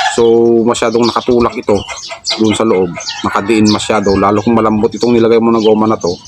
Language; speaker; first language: Filipino; non-native, local second language; Iloko